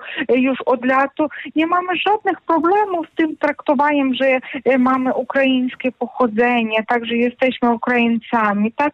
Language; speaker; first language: Polish; non-native, fluent; Ukrainian